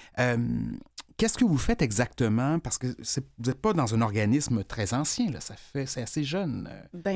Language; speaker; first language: French; native; French